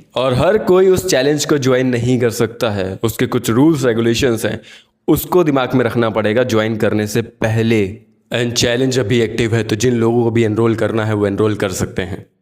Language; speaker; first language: Hindi; native; Hindi